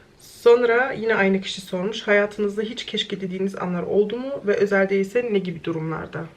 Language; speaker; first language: Turkish; early bilingual, heritage; Turkish